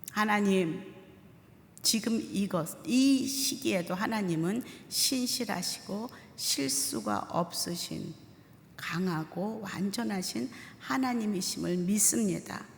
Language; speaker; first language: Korean; native; Korean